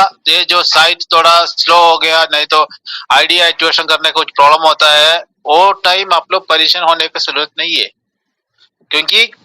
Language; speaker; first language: Hindi; non-native, local second language; Malayalam